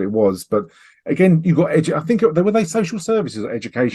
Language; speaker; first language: English; native; English